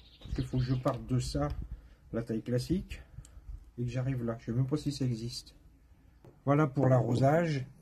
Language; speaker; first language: French; native; French